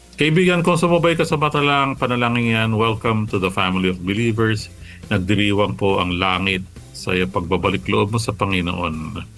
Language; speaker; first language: Filipino; non-native, local second language; Bikol